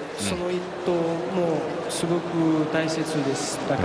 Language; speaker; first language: Japanese; non-native, learner; French